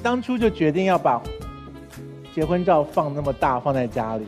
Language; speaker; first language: Chinese; native; Chinese